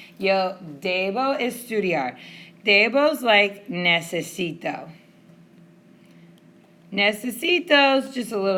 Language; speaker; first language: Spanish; non-native, fluent; English